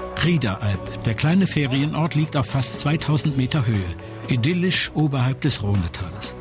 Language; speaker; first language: German; native; German